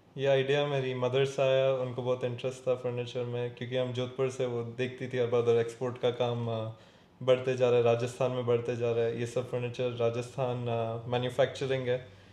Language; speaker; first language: Hindi; early bilingual, heritage; Hindi